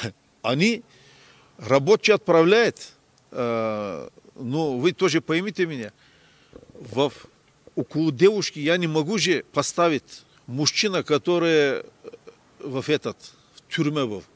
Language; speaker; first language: Russian; non-native, learner; Turkish